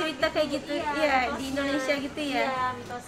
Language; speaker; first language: Indonesian; native; Indonesian